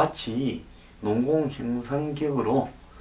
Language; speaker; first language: Korean; native; Korean